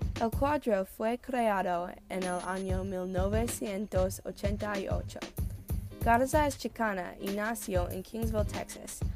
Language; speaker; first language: Spanish; non-native, learner; English